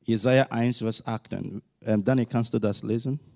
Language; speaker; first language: German; non-native, learner; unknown